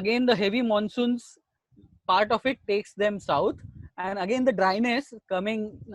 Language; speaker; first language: English; non-native, local second language; Marathi